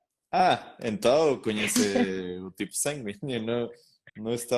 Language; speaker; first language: Portuguese; non-native, learner; Spanish